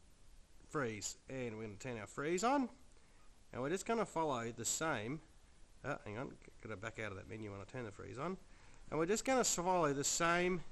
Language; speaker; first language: English; native; English